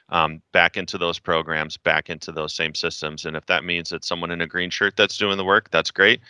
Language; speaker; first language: English; native; English